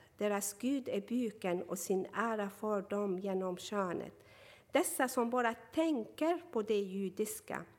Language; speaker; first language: Swedish; non-native, fluent; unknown